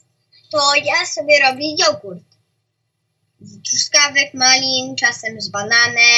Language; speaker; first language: Polish; early bilingual, heritage; Polish